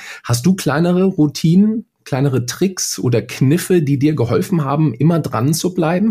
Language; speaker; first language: German; native; German